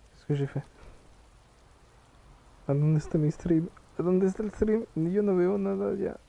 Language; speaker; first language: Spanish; non-native, learner; French